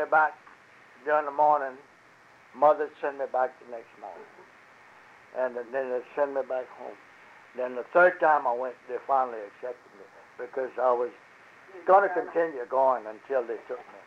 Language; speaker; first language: English; early bilingual, other home language; French